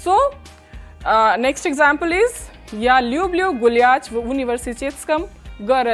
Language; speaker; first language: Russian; non-native, fluent; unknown